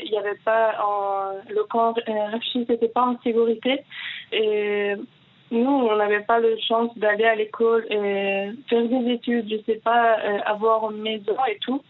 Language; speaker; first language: French; non-native, fluent; Persian